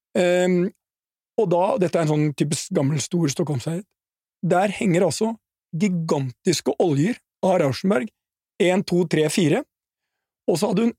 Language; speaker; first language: Norwegian; native; Norwegian